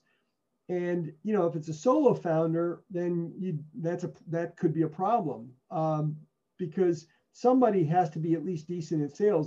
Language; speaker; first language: English; native; English